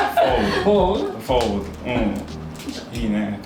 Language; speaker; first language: Japanese; non-native, learner; English